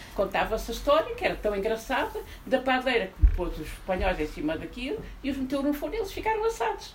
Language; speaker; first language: Portuguese; native; Portuguese